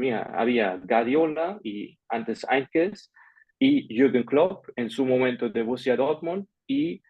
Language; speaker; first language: Spanish; non-native, fluent; German